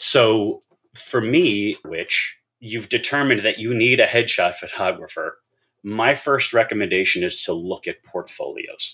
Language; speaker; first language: English; native; English